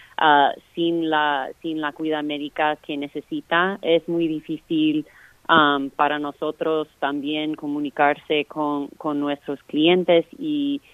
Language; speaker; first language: Spanish; non-native, fluent; English